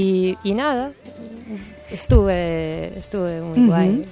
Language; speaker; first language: Spanish; non-native, fluent; Serbian